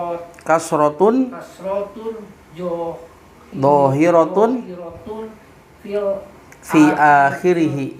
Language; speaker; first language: Arabic; non-native, fluent; Sundanese